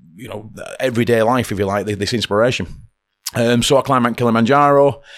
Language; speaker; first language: English; native; English